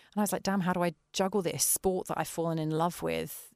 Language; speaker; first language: English; native; English